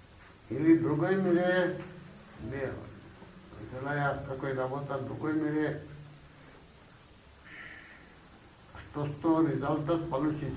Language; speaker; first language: Russian; non-native, learner; Bangla